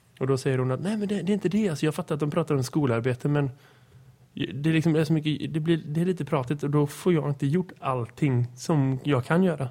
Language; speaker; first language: Swedish; native; Swedish